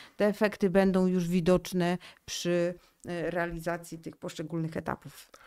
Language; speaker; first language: Polish; native; Polish